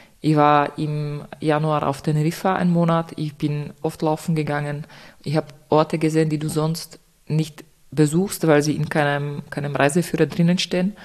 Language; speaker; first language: German; non-native, fluent; Czech